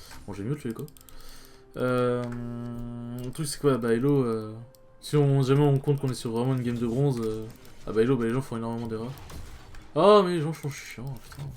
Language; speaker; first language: French; native; French